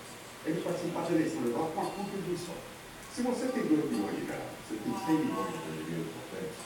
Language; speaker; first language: Portuguese; native; Portuguese